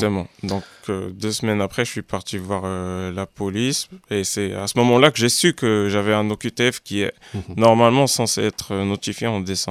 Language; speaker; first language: French; non-native, local second language; Arabic